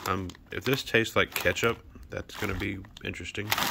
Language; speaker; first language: English; native; English